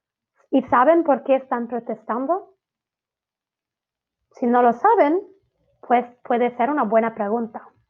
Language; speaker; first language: Spanish; non-native, fluent; Italian